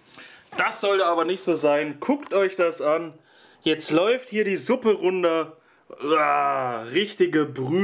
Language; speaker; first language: German; native; German